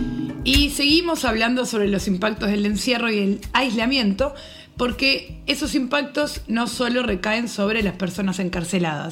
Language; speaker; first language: Spanish; native; Spanish